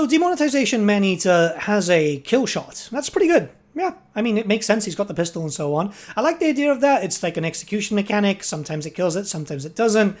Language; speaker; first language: English; native; English